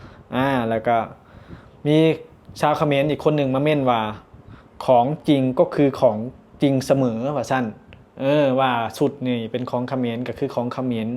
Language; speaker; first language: Thai; non-native, local second language; Northeastern Thai